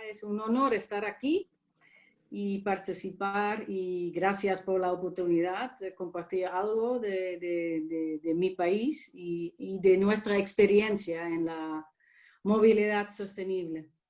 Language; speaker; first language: Spanish; non-native, fluent; Dutch